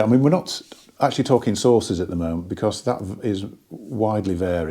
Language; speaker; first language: English; native; English